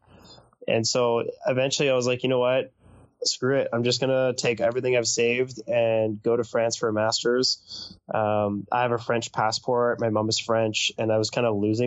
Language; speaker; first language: English; native; English